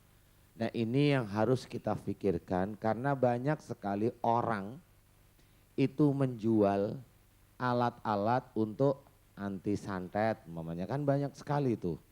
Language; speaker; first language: Indonesian; native; Indonesian